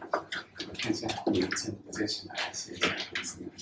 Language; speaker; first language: Chinese; native; Chinese